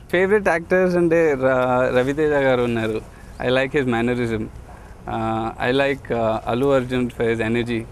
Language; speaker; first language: English; non-native, local second language; Telugu